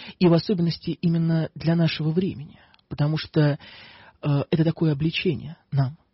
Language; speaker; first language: Russian; native; Russian